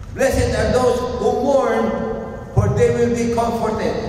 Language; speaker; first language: English; non-native, local second language; Filipino